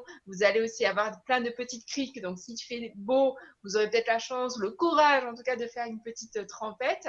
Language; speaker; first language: French; native; French